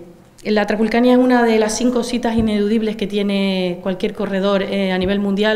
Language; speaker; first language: Spanish; native; Spanish